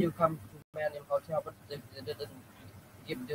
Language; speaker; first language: English; non-native, learner; Vietnamese